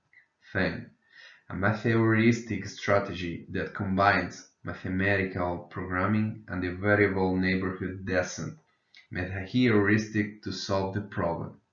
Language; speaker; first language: English; non-native, fluent; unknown